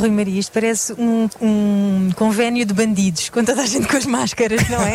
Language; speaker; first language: Portuguese; native; Portuguese